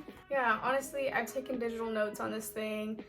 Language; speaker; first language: English; native; English